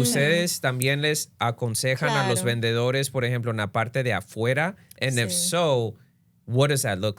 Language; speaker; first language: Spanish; early bilingual, other home language; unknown